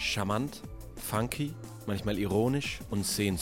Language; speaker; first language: German; native; German